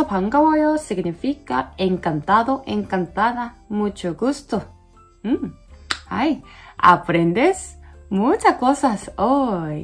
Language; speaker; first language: Spanish; non-native, learner; Korean